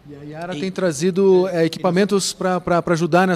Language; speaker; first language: Spanish; non-native, learner; Portuguese